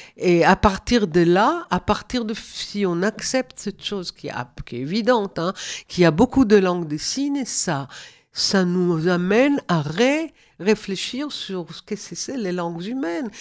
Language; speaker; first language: French; non-native, fluent; German